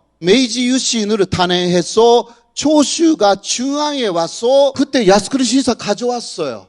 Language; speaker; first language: Korean; non-native, fluent; Japanese